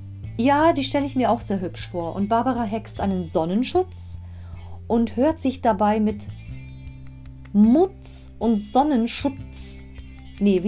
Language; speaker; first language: German; native; German